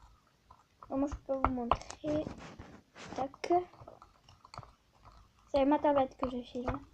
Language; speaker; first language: French; native; French